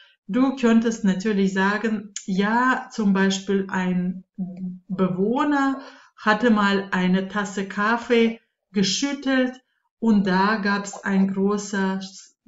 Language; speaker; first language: German; non-native, fluent; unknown